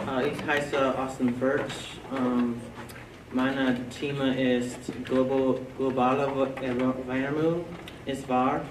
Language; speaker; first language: German; non-native, learner; English